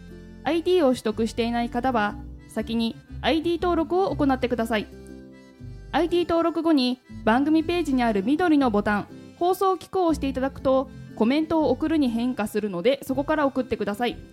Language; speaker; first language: Japanese; native; Japanese